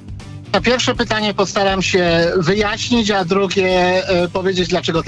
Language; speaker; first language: Polish; native; Polish